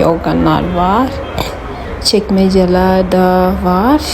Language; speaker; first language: Turkish; non-native, fluent; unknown